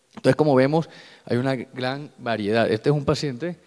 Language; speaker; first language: Spanish; native; Spanish